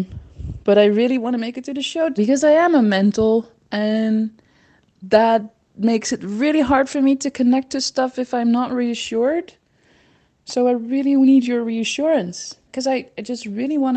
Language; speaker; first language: English; non-native, fluent; Dutch